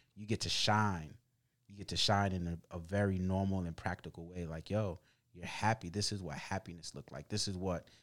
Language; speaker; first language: English; early bilingual, other home language; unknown